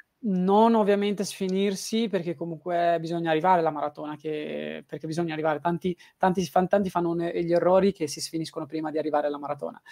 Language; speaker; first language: Italian; early bilingual, other home language; Tigrinya